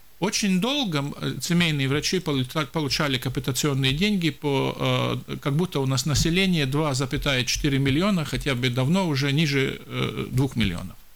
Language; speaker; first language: Russian; non-native, local second language; Latvian